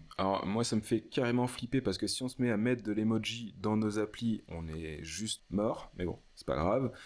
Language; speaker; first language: French; native; French